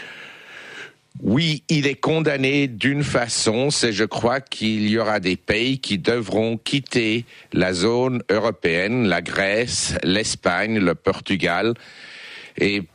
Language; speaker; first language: French; non-native, local second language; Swiss German